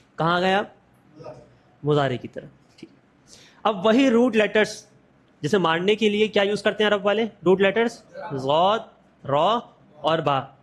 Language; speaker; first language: Urdu; native; Urdu